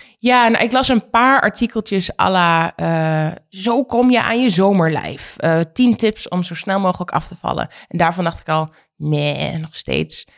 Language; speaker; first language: Dutch; native; Dutch